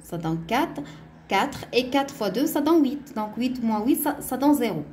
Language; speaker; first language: French; non-native, local second language; Arabic